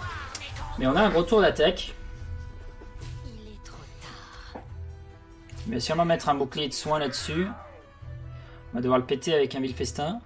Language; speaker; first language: French; native; French